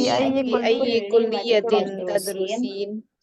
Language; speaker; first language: Arabic; non-native, learner; Indonesian